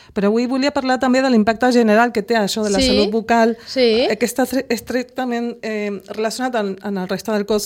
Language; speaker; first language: Catalan; non-native, local second language; Spanish